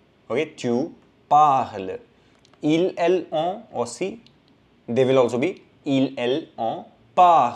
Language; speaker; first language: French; non-native, fluent; Hindi